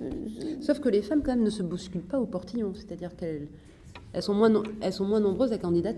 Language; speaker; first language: French; native; French